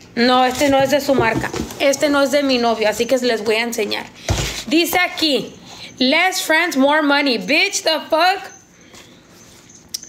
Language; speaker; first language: Spanish; native; Spanish